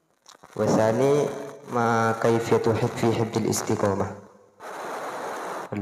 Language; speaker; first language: Arabic; non-native, learner; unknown